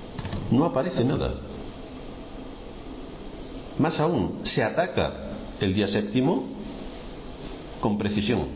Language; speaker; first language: Spanish; native; Spanish